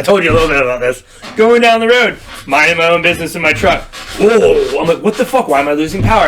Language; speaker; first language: English; native; English